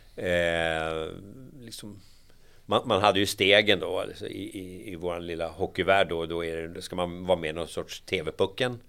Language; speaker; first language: Swedish; native; Swedish